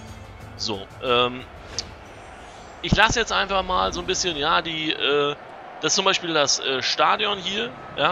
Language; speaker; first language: German; native; German